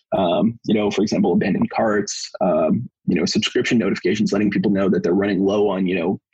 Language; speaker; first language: English; native; English